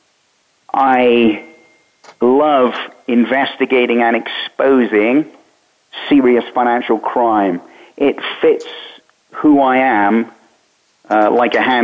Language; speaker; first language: English; native; English